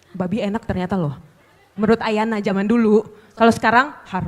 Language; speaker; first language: Indonesian; native; Indonesian